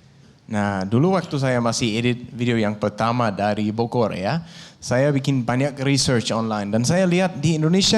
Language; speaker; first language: Indonesian; non-native, fluent; Danish